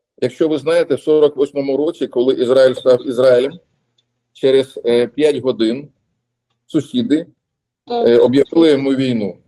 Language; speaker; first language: Ukrainian; non-native, local second language; Russian